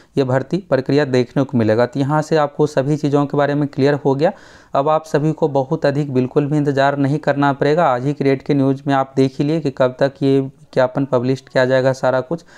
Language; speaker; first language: Hindi; native; Hindi